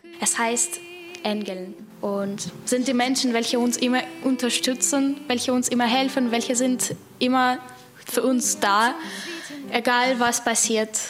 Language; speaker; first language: German; non-native, fluent; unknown